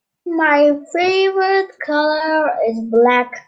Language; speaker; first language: English; non-native, learner; Turkish